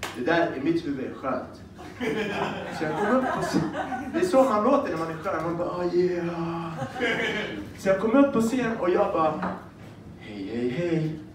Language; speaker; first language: Swedish; early bilingual, other home language; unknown